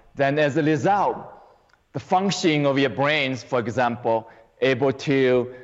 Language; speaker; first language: English; non-native, fluent; Chinese